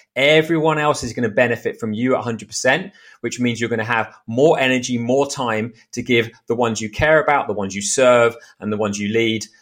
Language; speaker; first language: English; native; English